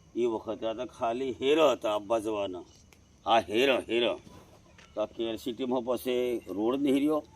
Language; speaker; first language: Gujarati; native; Gujarati